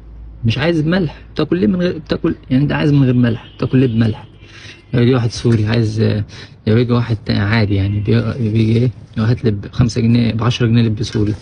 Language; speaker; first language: Arabic; native; Arabic